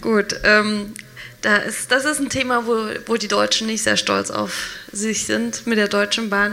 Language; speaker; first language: German; native; German